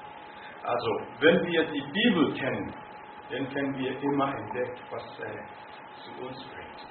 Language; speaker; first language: German; non-native, fluent; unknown